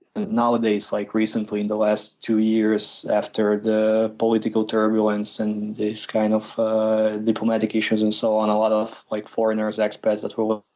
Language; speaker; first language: English; non-native, fluent; Croatian